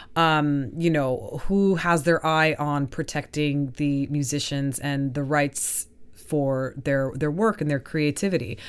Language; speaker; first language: English; native; English